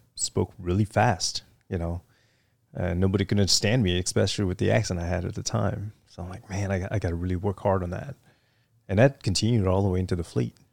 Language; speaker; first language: English; non-native, fluent; French